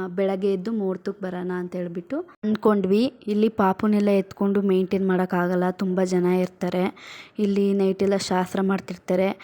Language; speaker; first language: Kannada; non-native, local second language; Lambadi